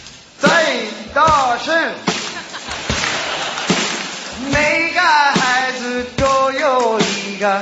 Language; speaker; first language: Chinese; non-native, learner; Japanese